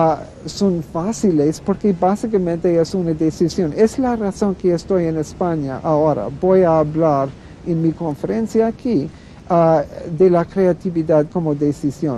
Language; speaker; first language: Spanish; non-native, fluent; English